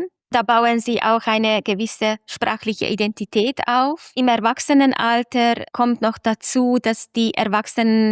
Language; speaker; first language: German; non-native, fluent; Hungarian